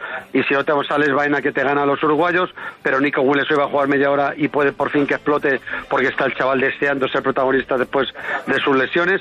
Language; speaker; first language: Spanish; native; Spanish